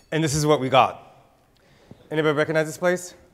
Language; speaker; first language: English; native; English